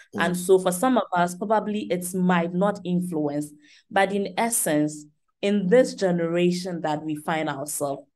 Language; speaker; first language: English; non-native, local second language; Akan